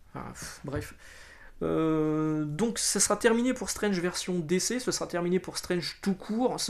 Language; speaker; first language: French; native; French